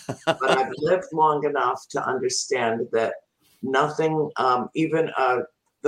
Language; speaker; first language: English; native; English